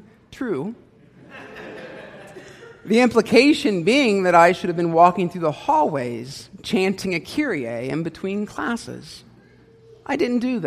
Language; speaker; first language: English; native; English